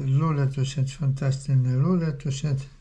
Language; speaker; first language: Estonian; non-native, learner; Ukrainian